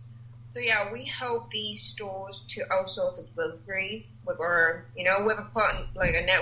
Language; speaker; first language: English; non-native, local second language; Cantonese